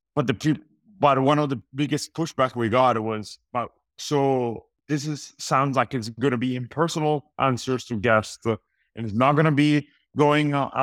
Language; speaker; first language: English; non-native, fluent; Italian